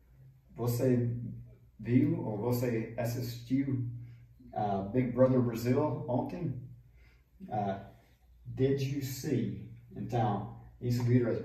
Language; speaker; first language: Portuguese; non-native, fluent; English